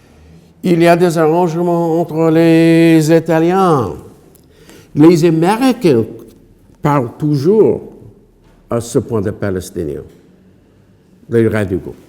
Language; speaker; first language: French; non-native, fluent; English